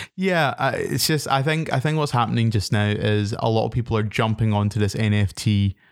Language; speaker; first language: English; native; English